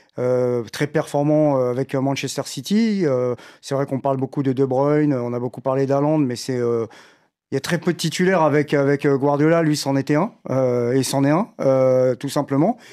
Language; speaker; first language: French; native; French